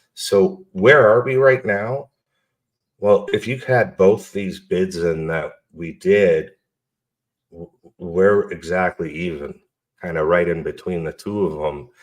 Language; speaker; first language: English; native; English